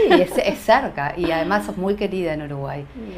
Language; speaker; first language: Spanish; native; Spanish